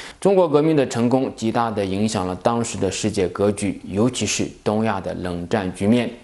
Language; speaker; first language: Chinese; native; Chinese